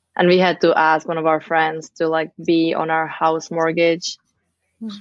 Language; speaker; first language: English; non-native, fluent; Czech